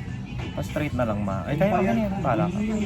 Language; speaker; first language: Filipino; native; Filipino